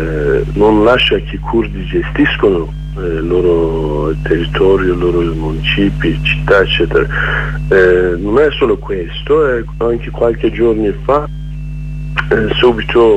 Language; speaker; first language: Italian; non-native, learner; Kurdish